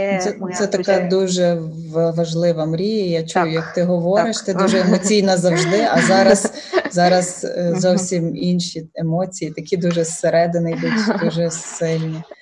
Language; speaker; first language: Ukrainian; native; Ukrainian